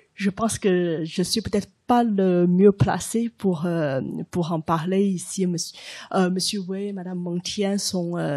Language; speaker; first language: French; non-native, fluent; Chinese